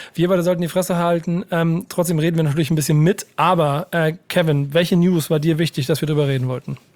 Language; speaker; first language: German; native; German